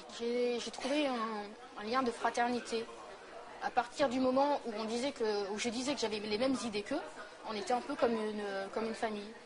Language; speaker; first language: French; native; French